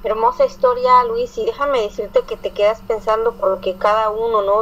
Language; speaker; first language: Spanish; native; Spanish